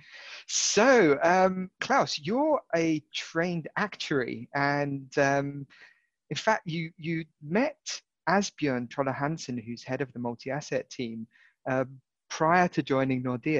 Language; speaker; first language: English; native; English